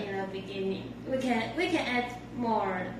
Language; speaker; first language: English; non-native, learner; Chinese